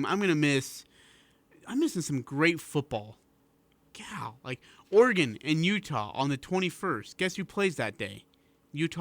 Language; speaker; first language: English; native; English